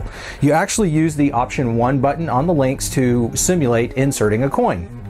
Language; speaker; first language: English; native; English